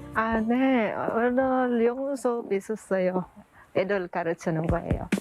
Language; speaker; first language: Korean; non-native, fluent; Filipino